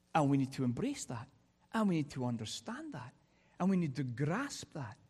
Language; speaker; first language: English; native; English